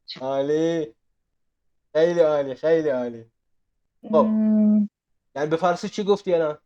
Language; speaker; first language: Persian; non-native, fluent; Arabic